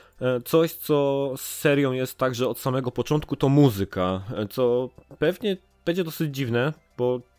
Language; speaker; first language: Polish; native; Polish